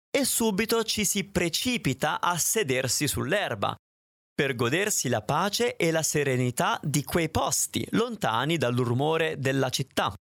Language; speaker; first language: Italian; native; Italian